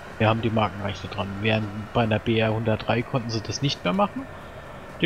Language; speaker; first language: German; native; German